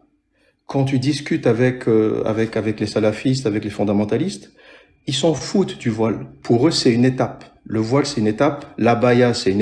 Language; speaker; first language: French; native; French